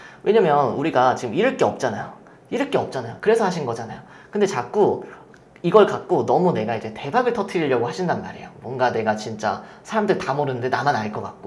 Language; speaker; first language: Korean; native; Korean